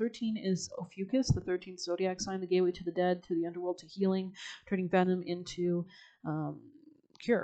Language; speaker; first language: English; native; English